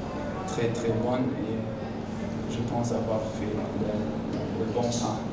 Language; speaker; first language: French; non-native, local second language; Luxembourgish